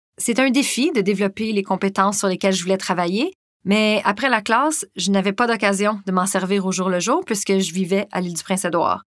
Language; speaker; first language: French; non-native, local second language; English